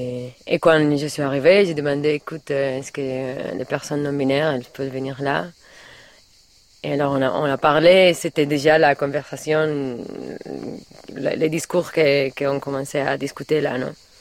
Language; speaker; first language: French; non-native, learner; Catalan